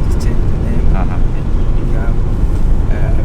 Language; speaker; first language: English; non-native, fluent; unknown